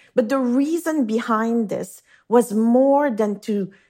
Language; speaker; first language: English; non-native, fluent; French